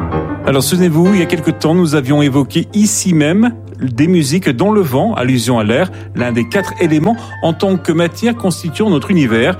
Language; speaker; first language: French; native; French